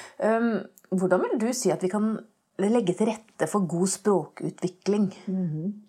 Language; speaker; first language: Norwegian; native; Norwegian